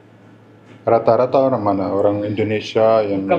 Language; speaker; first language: Indonesian; non-native, fluent; Arabic